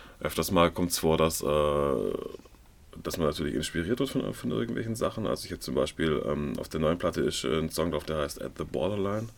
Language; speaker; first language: German; native; German